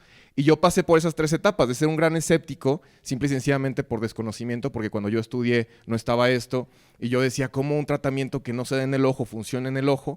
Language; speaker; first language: Spanish; native; Spanish